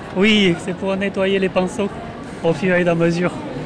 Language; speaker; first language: French; non-native, fluent; Chinese